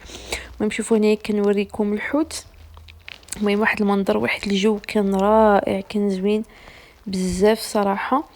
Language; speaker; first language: Arabic; native; Arabic